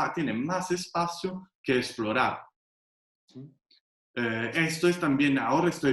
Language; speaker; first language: Spanish; non-native, fluent; Italian